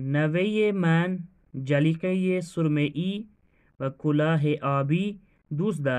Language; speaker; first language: Persian; non-native, fluent; Urdu